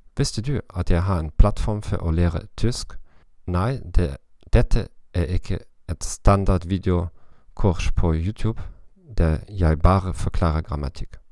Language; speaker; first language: Norwegian; non-native, learner; German